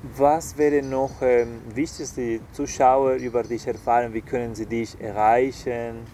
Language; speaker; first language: German; non-native, fluent; Spanish